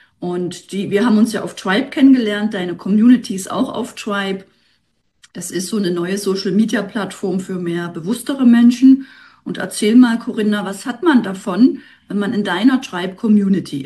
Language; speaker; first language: German; native; German